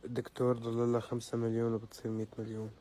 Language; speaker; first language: Arabic; native; Arabic